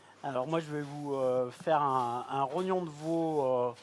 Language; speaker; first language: French; native; French